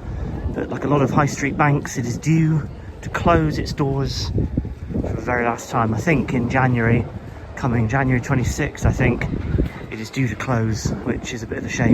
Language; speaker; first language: English; native; English